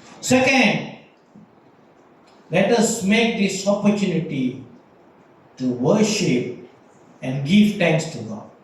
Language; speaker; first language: English; non-native, local second language; Tamil